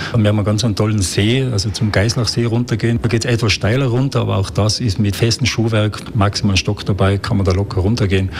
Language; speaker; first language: German; native; German